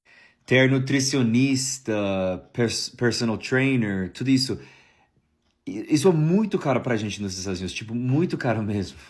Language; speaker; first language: Portuguese; non-native, fluent; English